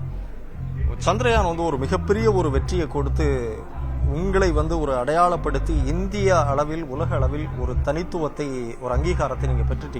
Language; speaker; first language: Tamil; native; Tamil